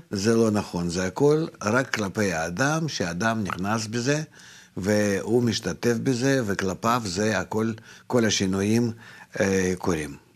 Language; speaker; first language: Hebrew; non-native, fluent; Russian